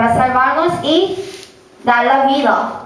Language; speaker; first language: Spanish; non-native, learner; Korean